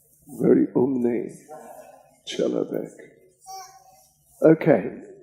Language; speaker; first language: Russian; non-native, learner; English